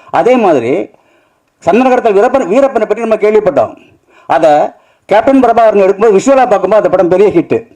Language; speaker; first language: Tamil; native; Tamil